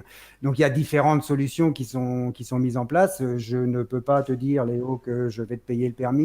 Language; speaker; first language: French; native; French